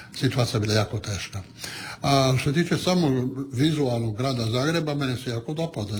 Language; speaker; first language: Croatian; non-native, local second language; Italian